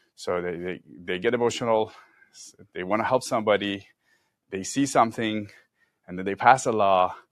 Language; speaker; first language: English; non-native, fluent; Persian